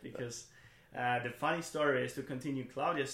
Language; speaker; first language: English; non-native, fluent; German